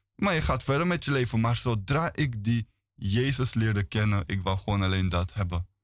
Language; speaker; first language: Dutch; early bilingual, other home language; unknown